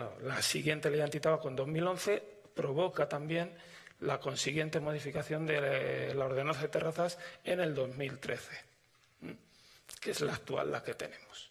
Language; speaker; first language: Spanish; native; Spanish